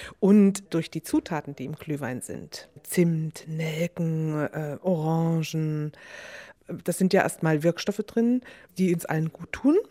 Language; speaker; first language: German; native; German